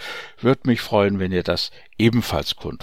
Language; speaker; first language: German; native; German